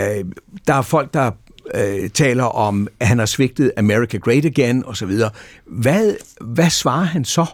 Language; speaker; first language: Danish; native; Danish